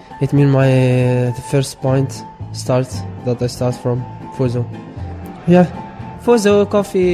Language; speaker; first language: English; non-native, learner; Arabic